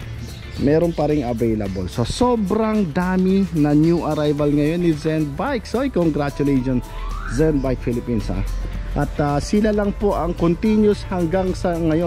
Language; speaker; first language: Filipino; native; Filipino